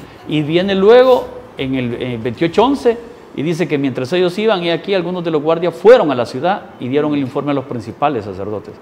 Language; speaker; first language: Spanish; native; Spanish